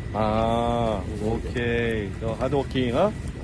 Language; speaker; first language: English; non-native, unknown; Korean